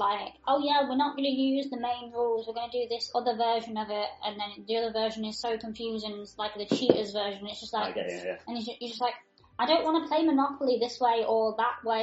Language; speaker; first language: English; native; English